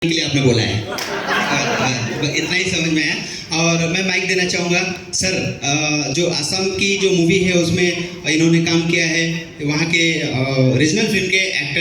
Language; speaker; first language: Hindi; native; Hindi